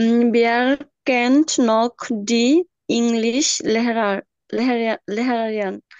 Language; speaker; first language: German; non-native, learner; Bangla